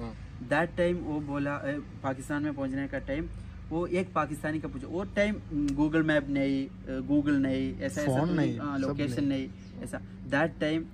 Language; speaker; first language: Hindi; non-native, local second language; Malayalam